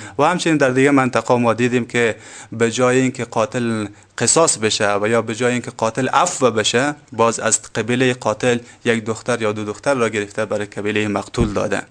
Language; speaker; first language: Persian; native; Persian